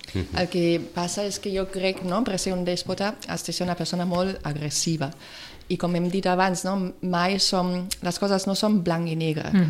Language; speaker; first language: Catalan; non-native, local second language; Spanish